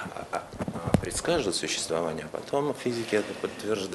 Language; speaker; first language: Russian; native; Russian